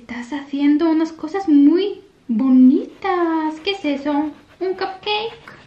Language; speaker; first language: Spanish; non-native, fluent; Bulgarian